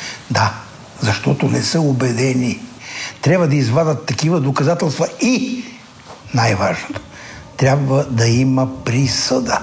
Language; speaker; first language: Bulgarian; native; Bulgarian